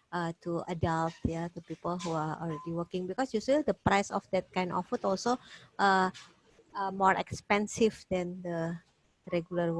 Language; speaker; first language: English; non-native, fluent; Indonesian